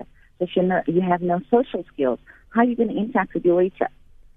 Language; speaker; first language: English; native; English